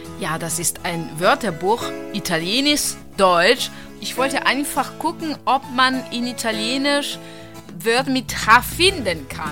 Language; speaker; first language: German; non-native, fluent; Italian